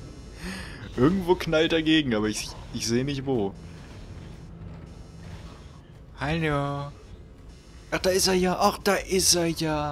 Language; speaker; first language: German; native; German